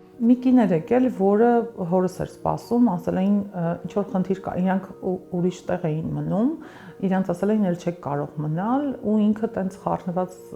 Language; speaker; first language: Armenian; native; Armenian